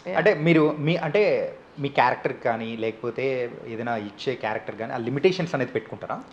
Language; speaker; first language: Telugu; native; Telugu